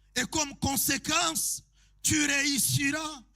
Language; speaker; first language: French; non-native, local second language; Swahili